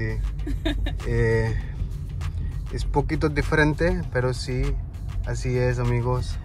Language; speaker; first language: Spanish; non-native, learner; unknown